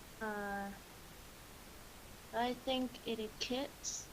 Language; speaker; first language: English; non-native, learner; Vietnamese